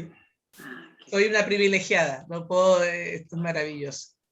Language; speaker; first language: Spanish; native; Spanish